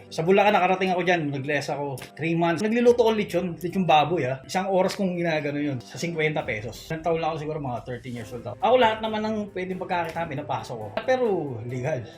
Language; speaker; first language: Filipino; native; Filipino